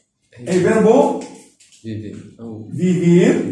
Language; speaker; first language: Spanish; non-native, fluent; Arabic